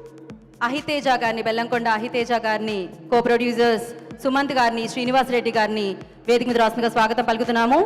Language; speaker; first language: Telugu; native; Telugu